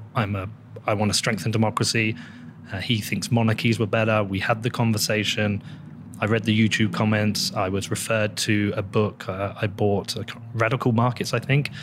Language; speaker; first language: English; native; English